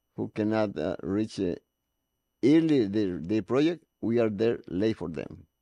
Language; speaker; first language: English; non-native, learner; Spanish